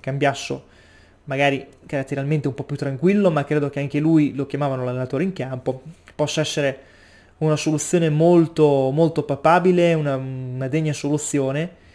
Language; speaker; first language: Italian; native; Italian